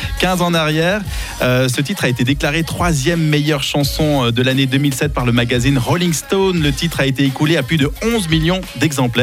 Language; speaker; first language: French; native; French